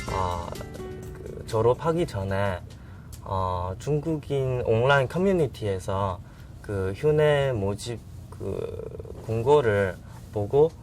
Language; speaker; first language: Korean; non-native, fluent; Chinese